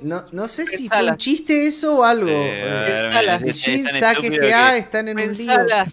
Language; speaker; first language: Spanish; native; Spanish